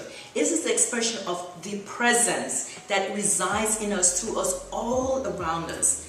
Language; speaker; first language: English; native; English